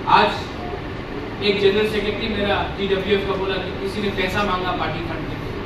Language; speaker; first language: Hindi; non-native, local second language; Bangla